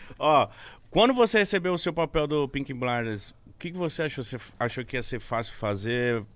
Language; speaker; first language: Portuguese; native; Portuguese